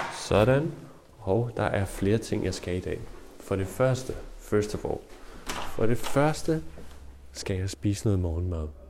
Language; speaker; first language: Danish; non-native, learner; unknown